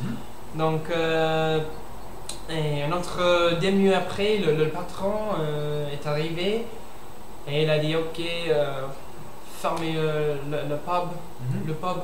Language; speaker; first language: French; non-native, learner; English